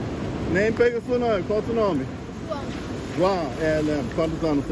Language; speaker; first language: Portuguese; non-native, learner; English